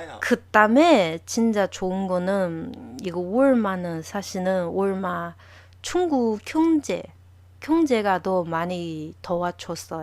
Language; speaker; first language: Korean; non-native, learner; Chinese